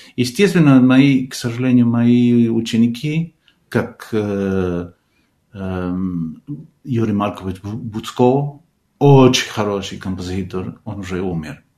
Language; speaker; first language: Russian; non-native, fluent; Spanish